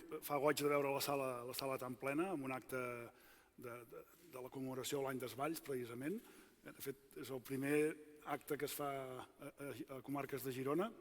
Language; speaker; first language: Catalan; native; Catalan